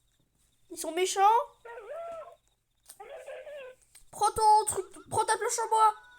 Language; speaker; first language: French; native; French